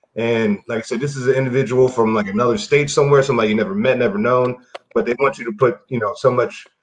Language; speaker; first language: English; native; English